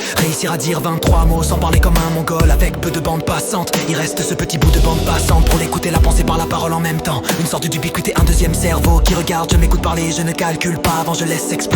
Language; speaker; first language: French; native; French